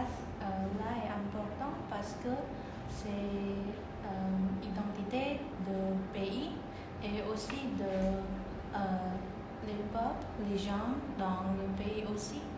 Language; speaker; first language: French; non-native, learner; Khmer